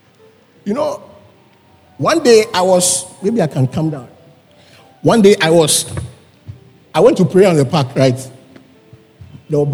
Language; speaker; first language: English; non-native, local second language; Akan